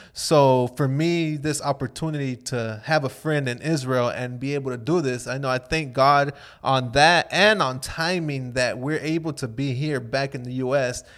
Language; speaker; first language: English; native; English